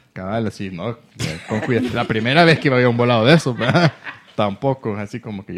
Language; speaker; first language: Spanish; native; Spanish